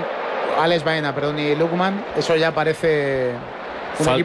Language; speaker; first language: Spanish; native; Spanish